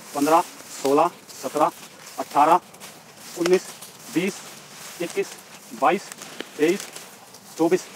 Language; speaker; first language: Hindi; native; Hindi